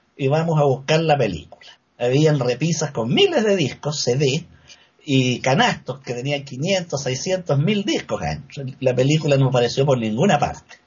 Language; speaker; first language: Spanish; native; Spanish